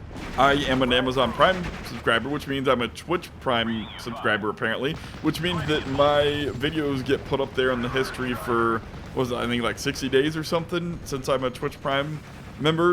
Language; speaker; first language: English; native; English